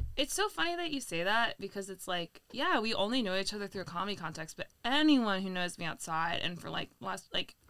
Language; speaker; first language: English; native; English